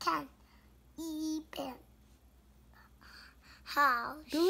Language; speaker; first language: Chinese; early bilingual, heritage; Chinese